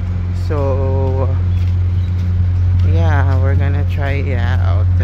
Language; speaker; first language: English; non-native, local second language; Filipino